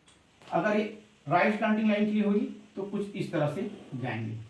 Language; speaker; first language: Hindi; native; Hindi